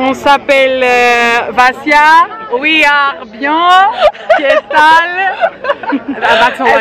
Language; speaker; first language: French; non-native, learner; Greek